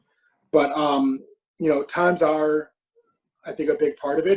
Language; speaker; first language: English; native; English